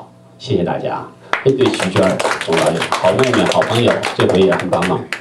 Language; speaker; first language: Chinese; native; Chinese